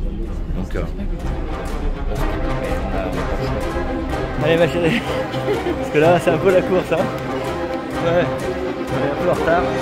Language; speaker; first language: French; native; French